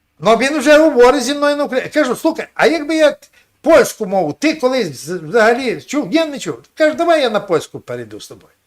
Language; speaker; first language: Ukrainian; native; Ukrainian